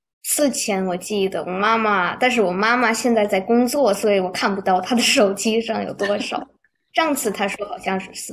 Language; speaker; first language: Chinese; early bilingual, heritage; Chinese